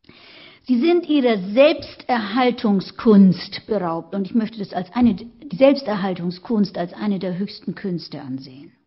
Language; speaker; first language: German; native; German